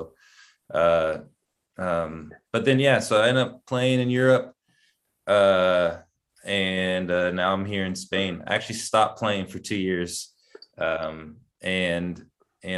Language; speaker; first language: English; native; English